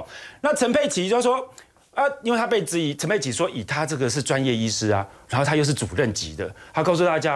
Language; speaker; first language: Chinese; native; Chinese